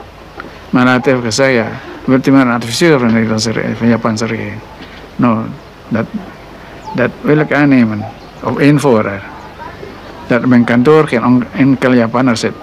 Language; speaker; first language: Dutch; non-native, local second language; Indonesian